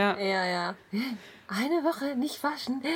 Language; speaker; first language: German; non-native, learner; Japanese